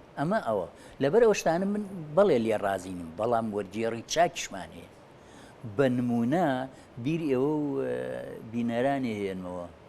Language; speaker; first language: Central Kurdish; native; Central Kurdish